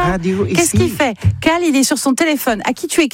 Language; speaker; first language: French; native; French